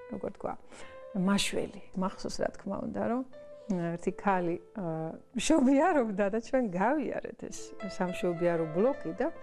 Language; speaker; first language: Georgian; non-native, fluent; Dutch